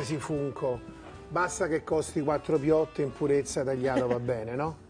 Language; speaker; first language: Italian; native; Italian